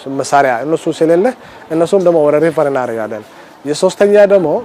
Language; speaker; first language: Amharic; non-native, local second language; Somali